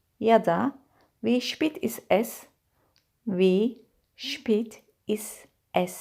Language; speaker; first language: German; non-native, fluent; Turkish